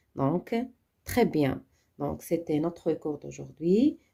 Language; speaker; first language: French; non-native, local second language; Arabic